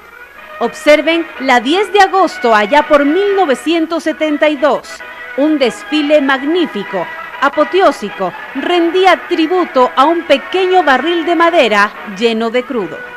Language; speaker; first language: Spanish; native; Spanish